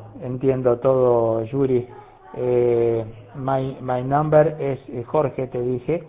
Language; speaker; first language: Spanish; native; Spanish